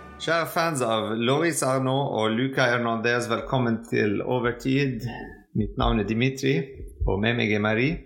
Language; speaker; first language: Norwegian; non-native, fluent; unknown